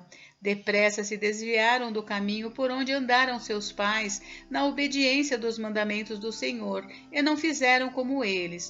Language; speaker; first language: Portuguese; native; Portuguese